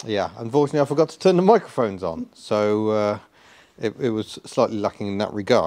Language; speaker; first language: English; native; English